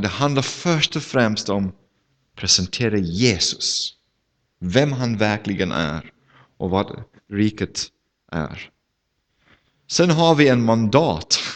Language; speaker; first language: Swedish; non-native, fluent; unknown